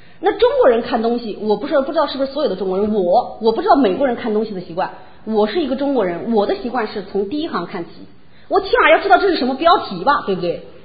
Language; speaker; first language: Chinese; native; Chinese